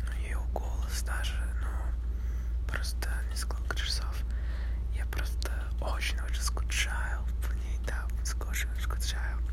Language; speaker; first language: Russian; non-native, learner; English